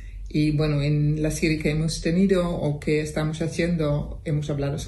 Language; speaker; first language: Spanish; non-native, fluent; Dutch